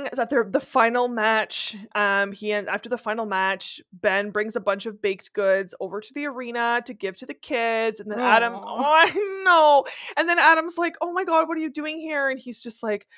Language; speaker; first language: English; non-native, fluent; French